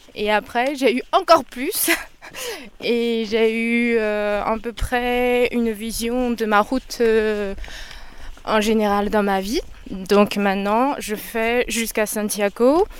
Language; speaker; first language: French; non-native, fluent; Chinese